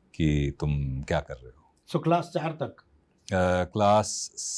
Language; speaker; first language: Hindi; native; Hindi